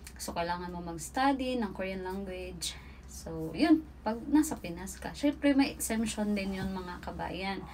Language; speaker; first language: Filipino; native; Filipino